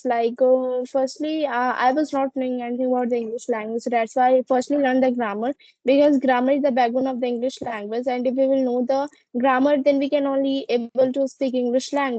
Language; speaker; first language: English; non-native, learner; Hindi